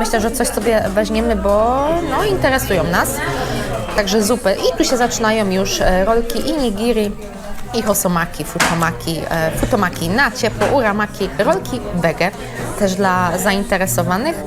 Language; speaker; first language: Polish; native; Polish